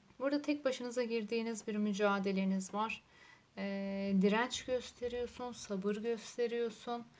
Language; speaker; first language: Turkish; native; Turkish